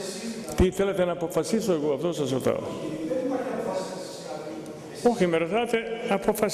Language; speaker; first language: Greek; non-native, fluent; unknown